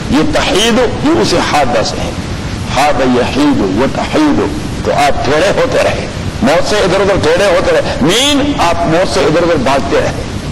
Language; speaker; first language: Urdu; non-native, local second language; Pashto